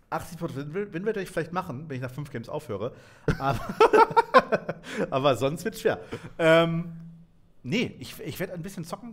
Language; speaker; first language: German; native; German